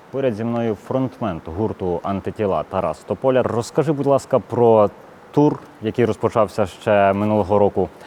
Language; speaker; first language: Ukrainian; native; Ukrainian